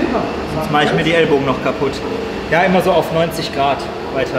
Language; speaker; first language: German; native; German